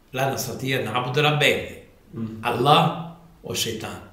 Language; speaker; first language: Arabic; early bilingual, other home language; Italian